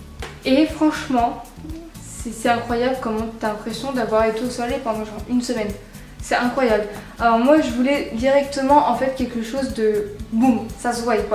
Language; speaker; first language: French; native; French